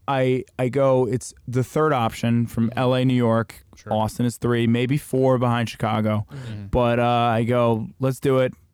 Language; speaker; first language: English; native; English